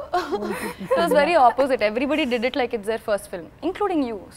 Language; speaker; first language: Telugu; native; Telugu